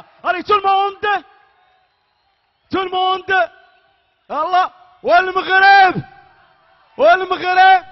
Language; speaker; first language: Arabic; native; Arabic